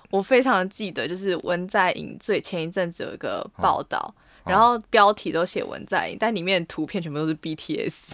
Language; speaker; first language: Chinese; native; Chinese